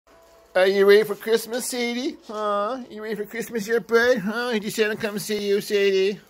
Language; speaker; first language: English; native; English